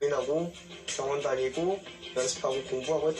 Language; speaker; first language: Korean; native; Korean